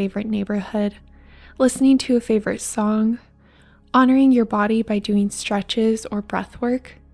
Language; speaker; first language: English; native; English